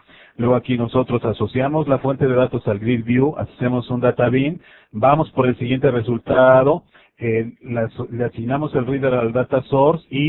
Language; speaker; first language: Spanish; native; Spanish